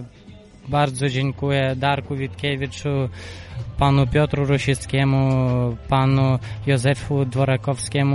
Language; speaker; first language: Polish; non-native, fluent; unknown